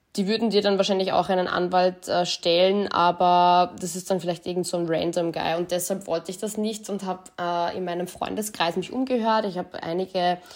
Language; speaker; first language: German; native; German